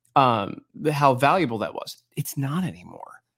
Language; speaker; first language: English; native; English